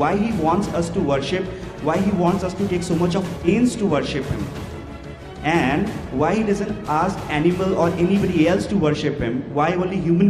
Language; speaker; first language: English; non-native, local second language; Hindi